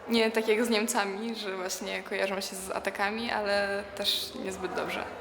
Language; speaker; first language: Polish; native; Polish